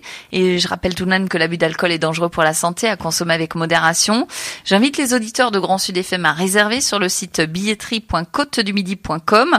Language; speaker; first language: French; native; French